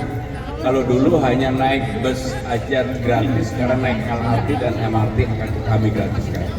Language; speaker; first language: Indonesian; native; Indonesian